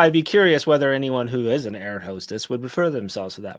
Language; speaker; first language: English; native; English